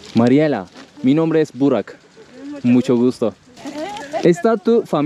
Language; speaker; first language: Spanish; non-native, learner; Turkish